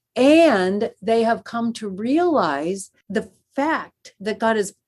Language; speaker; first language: English; native; English